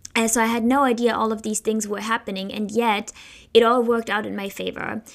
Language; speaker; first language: English; non-native, fluent; German